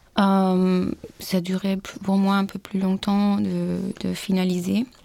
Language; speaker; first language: French; non-native, fluent; Turkish